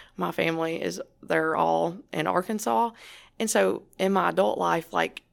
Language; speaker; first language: English; native; English